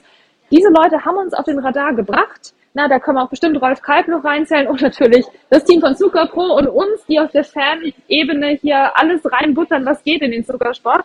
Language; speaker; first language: German; native; German